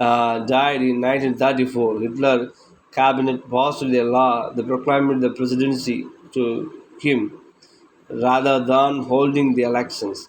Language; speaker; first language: English; non-native, local second language; Tamil